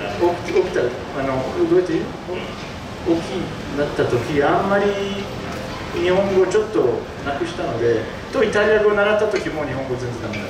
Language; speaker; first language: Japanese; early bilingual, heritage; Japanese